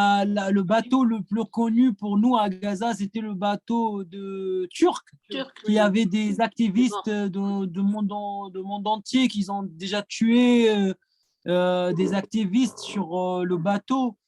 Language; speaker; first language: French; non-native, fluent; Arabic